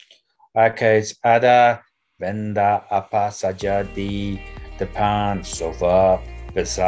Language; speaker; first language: Indonesian; non-native, learner; English